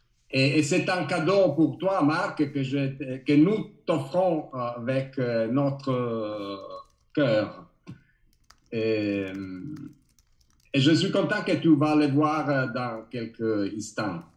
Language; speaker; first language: French; non-native, learner; Italian